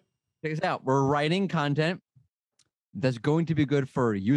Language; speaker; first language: English; native; English